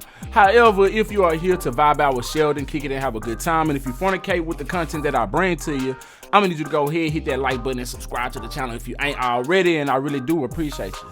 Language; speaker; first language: English; native; English